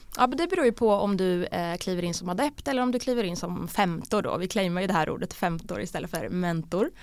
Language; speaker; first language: Swedish; early bilingual, other home language; Bosnian